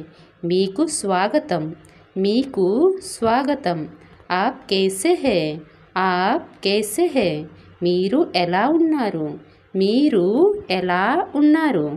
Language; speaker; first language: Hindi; non-native, local second language; Odia